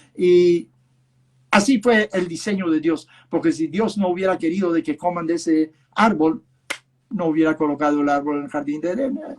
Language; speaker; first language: Spanish; early bilingual, other home language; Yiddish